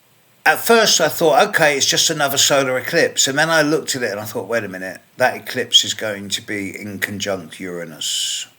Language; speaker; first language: English; native; English